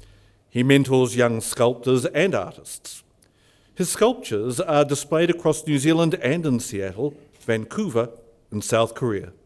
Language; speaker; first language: English; native; English